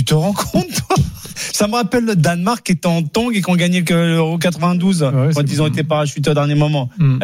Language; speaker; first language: French; native; French